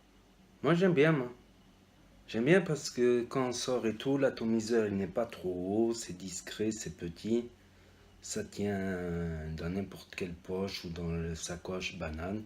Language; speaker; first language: French; native; French